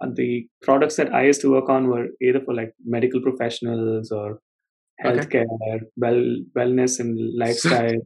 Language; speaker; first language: English; non-native, local second language; Tamil